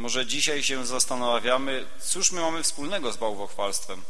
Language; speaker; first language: Polish; native; Polish